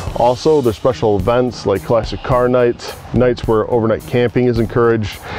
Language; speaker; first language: English; native; English